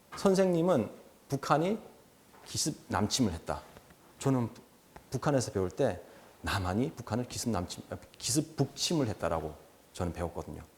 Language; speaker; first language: Korean; native; Korean